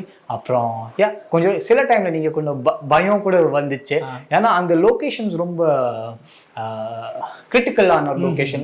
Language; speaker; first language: Tamil; non-native, learner; Kashmiri